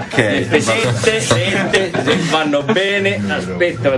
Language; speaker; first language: Italian; native; Italian